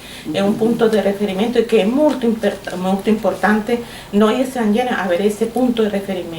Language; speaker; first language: Italian; non-native, learner; Spanish